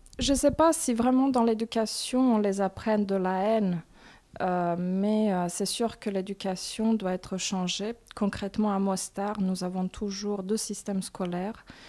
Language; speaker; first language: French; non-native, fluent; Bosnian